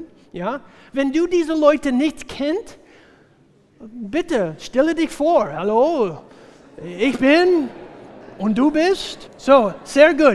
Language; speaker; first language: German; non-native, fluent; English